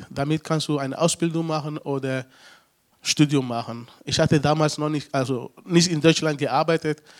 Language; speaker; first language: German; non-native, fluent; Ewe